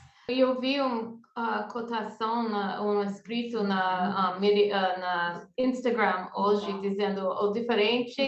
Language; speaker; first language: Portuguese; non-native, fluent; English